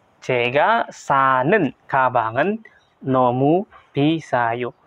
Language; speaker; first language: Korean; non-native, learner; Indonesian